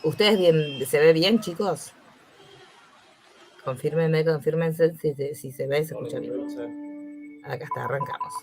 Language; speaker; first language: Spanish; native; Spanish